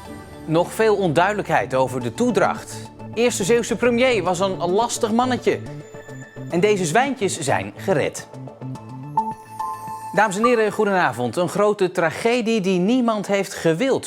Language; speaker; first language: Dutch; native; Dutch